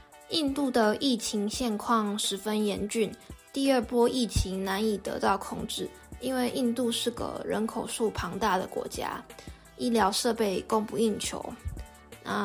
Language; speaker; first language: Chinese; native; Chinese